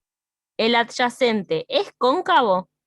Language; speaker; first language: Spanish; native; Spanish